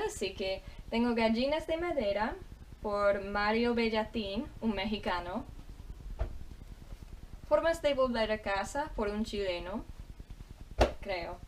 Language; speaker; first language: Spanish; non-native, fluent; English